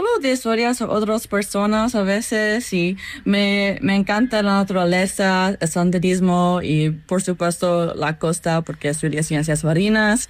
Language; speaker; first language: Spanish; non-native, learner; English